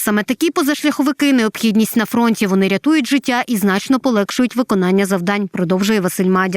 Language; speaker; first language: Ukrainian; native; Ukrainian